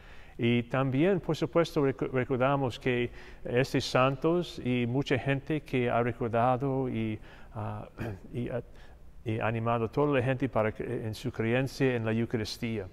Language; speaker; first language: Spanish; non-native, fluent; English